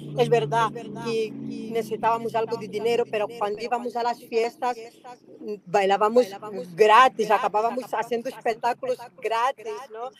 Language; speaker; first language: Spanish; non-native, fluent; Portuguese